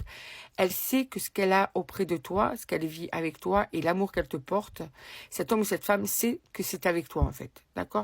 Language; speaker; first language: French; native; French